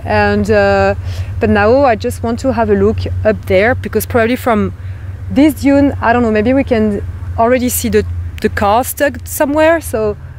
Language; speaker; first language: English; non-native, fluent; French